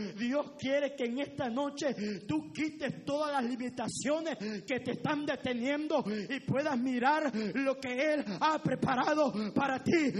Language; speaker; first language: Spanish; native; Spanish